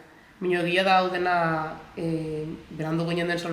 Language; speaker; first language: Basque; native; Basque